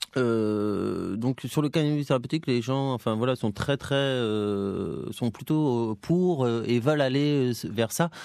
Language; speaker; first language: French; native; French